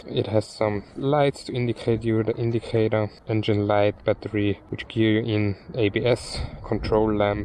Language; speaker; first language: English; non-native, fluent; German